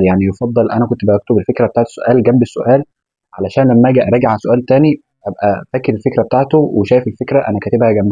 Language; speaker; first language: Arabic; native; Arabic